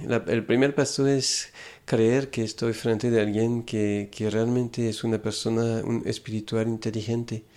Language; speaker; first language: Spanish; non-native, fluent; French